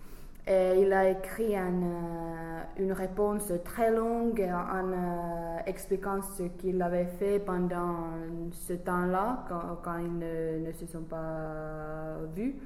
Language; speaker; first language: French; non-native, fluent; English